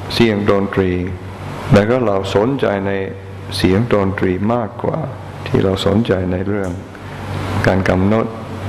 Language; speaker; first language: Thai; non-native, fluent; English